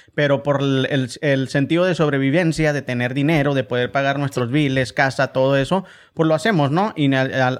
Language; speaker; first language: Spanish; native; Spanish